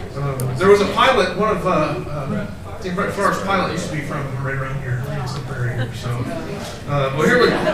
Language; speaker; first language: English; native; English